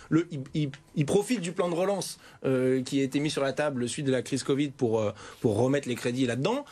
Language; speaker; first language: French; native; French